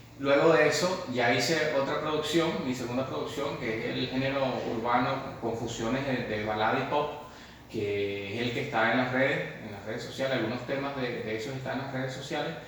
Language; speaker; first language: Spanish; native; Spanish